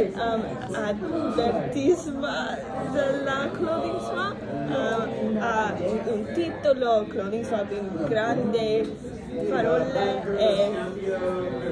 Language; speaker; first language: Italian; non-native, learner; English